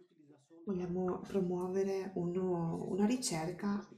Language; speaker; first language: Italian; non-native, fluent; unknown